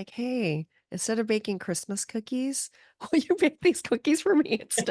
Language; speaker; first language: English; native; English